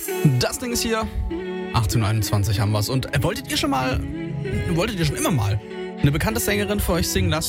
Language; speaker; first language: German; native; German